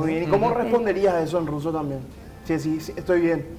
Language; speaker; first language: Spanish; native; Spanish